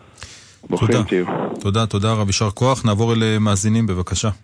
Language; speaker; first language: Hebrew; native; Hebrew